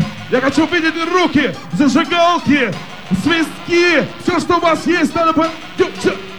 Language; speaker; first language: Russian; non-native, learner; English